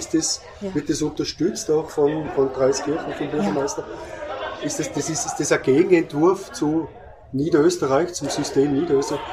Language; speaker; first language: German; native; German